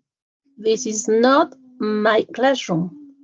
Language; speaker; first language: English; non-native, learner; Spanish